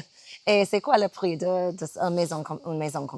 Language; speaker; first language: French; non-native, fluent; English